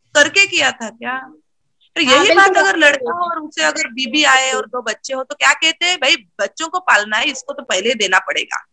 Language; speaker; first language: Hindi; non-native, local second language; Marathi